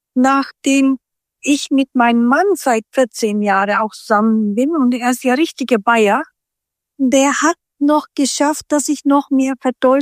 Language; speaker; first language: German; non-native, local second language; Turkish